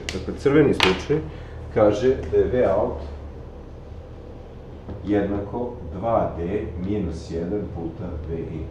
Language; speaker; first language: Serbian; native; Serbian